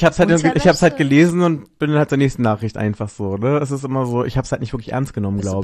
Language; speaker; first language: German; native; German